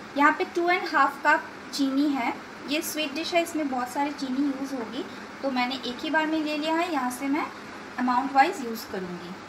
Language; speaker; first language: Hindi; non-native, local second language; Bangla